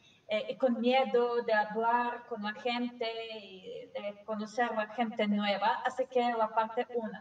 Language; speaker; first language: Spanish; non-native, fluent; Serbian